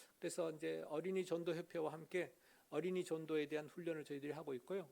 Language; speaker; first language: Korean; native; Korean